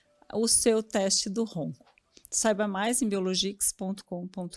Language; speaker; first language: Portuguese; native; Portuguese